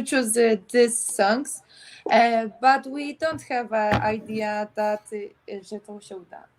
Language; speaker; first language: English; non-native, learner; Polish